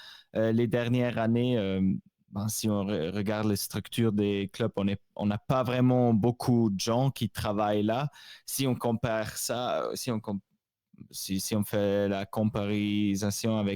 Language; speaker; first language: French; non-native, local second language; Swiss German